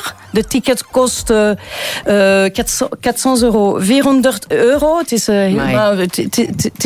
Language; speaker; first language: Dutch; non-native, local second language; French